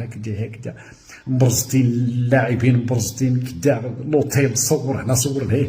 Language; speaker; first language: Arabic; native; Arabic